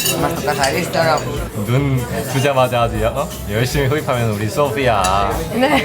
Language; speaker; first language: Korean; native; Korean